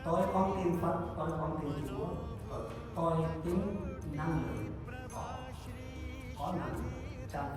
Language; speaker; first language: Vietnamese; non-native, learner; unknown